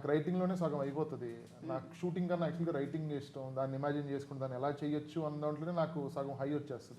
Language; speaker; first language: Telugu; native; Telugu